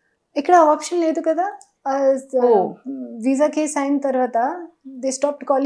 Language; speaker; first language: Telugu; non-native, learner; Hindi